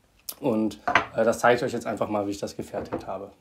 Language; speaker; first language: German; native; German